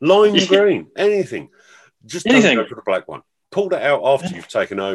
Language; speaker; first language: English; native; English